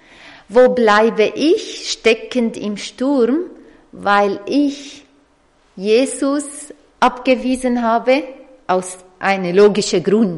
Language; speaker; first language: German; non-native, fluent; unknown